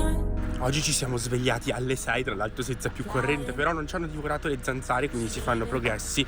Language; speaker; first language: Italian; native; Italian